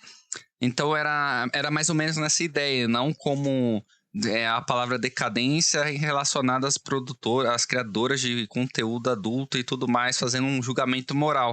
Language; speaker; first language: Portuguese; native; Portuguese